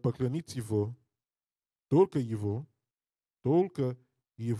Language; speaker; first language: Russian; non-native, learner; English